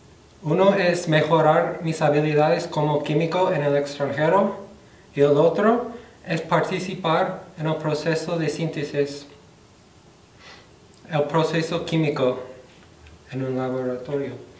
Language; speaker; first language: Spanish; non-native, fluent; English